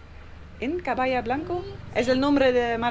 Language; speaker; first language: Spanish; non-native, learner; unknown